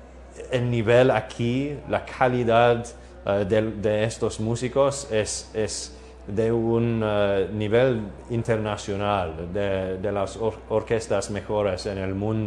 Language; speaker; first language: Spanish; non-native, learner; English